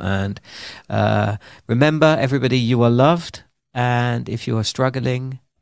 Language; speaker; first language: English; native; English